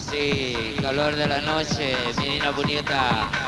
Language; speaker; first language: Spanish; non-native, learner; Italian